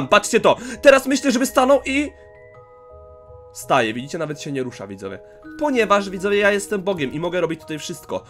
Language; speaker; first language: Polish; native; Polish